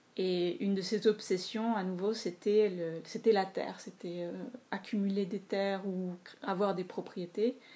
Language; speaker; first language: French; non-native, fluent; Spanish